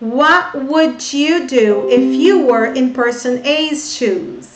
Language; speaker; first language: English; non-native, fluent; Portuguese